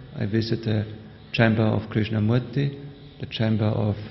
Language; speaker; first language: English; non-native, learner; German